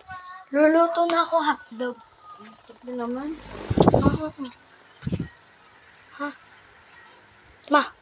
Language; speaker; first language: Filipino; native; Filipino